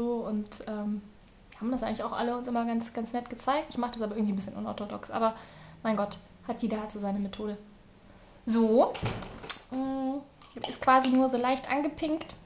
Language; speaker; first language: German; native; German